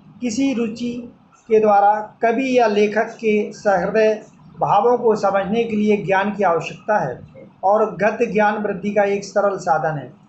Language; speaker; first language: Hindi; native; Hindi